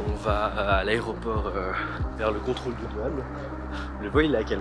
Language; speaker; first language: French; native; French